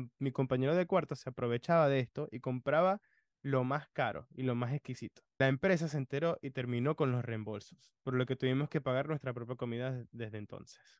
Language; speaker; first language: Spanish; early bilingual, other home language; English